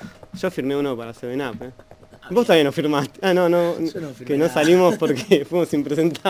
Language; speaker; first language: Spanish; native; Spanish